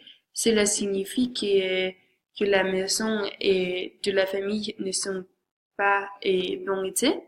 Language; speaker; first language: French; non-native, learner; Swedish